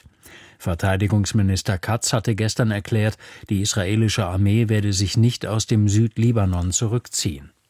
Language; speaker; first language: German; native; German